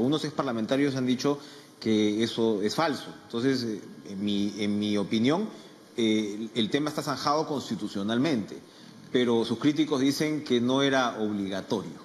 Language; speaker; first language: Spanish; native; Spanish